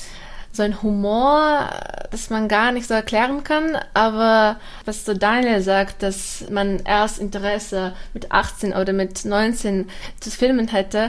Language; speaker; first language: German; non-native, fluent; Russian